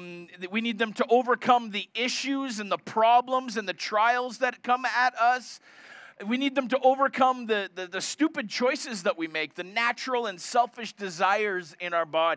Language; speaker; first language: English; native; English